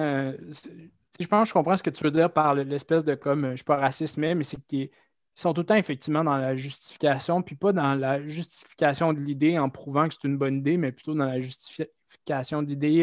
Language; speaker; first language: French; native; French